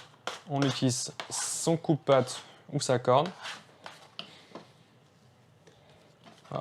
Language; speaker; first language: French; native; French